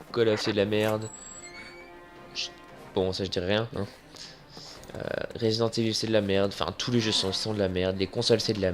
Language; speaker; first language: French; native; French